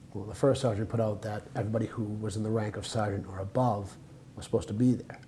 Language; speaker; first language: English; native; English